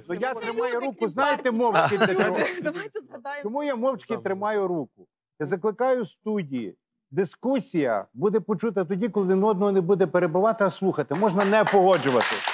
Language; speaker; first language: Ukrainian; native; Ukrainian